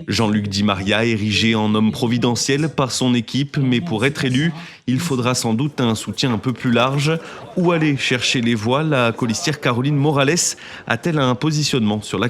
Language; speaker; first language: French; native; French